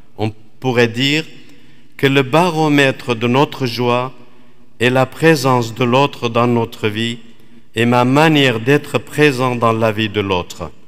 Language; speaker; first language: French; non-native, fluent; Assyrian Neo-Aramaic